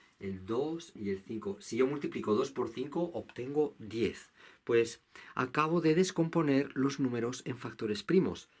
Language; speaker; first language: Spanish; native; Spanish